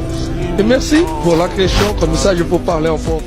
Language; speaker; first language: French; non-native, fluent; Portuguese